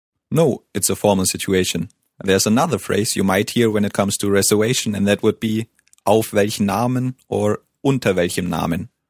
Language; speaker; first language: English; non-native, fluent; German